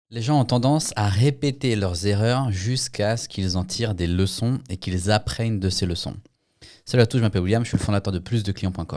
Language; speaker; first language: French; native; French